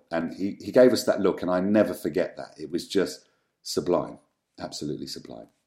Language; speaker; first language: English; native; English